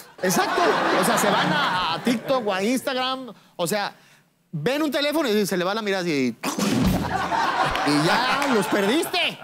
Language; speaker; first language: Spanish; native; Spanish